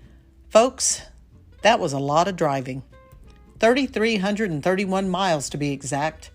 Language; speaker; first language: English; native; English